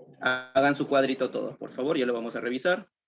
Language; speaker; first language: Spanish; native; Spanish